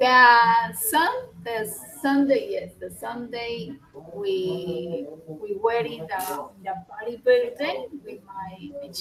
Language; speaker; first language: English; non-native, learner; Spanish